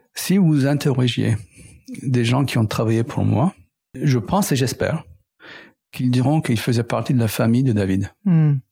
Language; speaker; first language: French; native; French